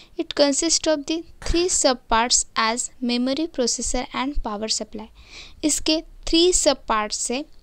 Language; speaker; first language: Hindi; non-native, local second language; Marathi